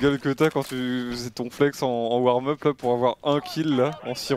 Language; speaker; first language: French; native; French